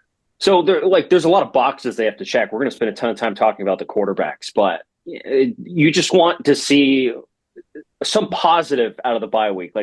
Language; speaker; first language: English; native; English